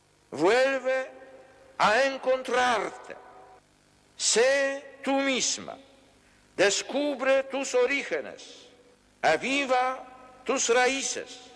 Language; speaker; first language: Spanish; non-native, fluent; Polish